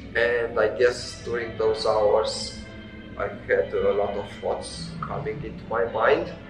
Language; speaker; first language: English; non-native, fluent; Romanian